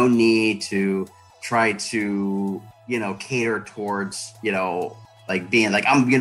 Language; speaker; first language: English; native; English